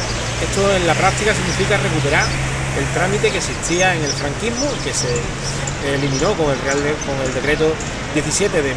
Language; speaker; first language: Spanish; native; Spanish